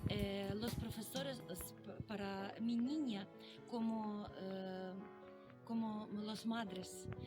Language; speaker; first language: Spanish; non-native, learner; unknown